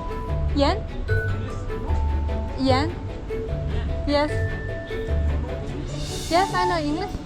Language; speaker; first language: English; non-native, fluent; Chinese